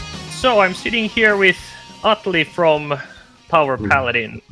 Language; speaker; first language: English; non-native, fluent; Finnish